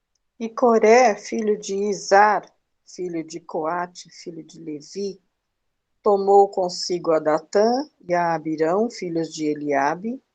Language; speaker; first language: Portuguese; native; Portuguese